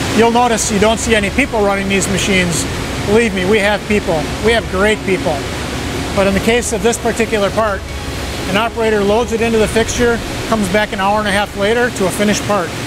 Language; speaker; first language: English; native; English